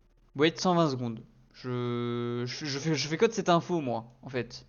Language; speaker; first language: French; native; French